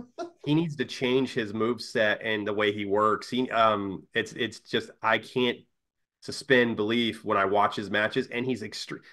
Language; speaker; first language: English; native; English